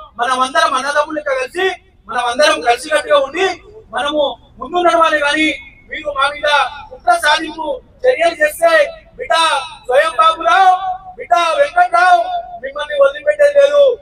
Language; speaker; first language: Telugu; non-native, local second language; Lambadi